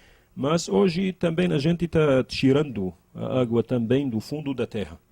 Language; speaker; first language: Portuguese; non-native, learner; Arabic